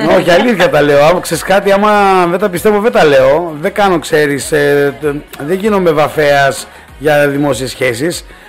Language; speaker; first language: Greek; native; Greek